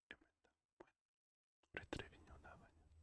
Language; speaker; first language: Basque; non-native, learner; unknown